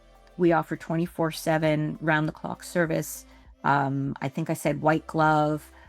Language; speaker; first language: English; native; English